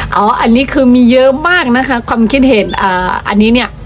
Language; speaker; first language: Thai; non-native, fluent; Burmese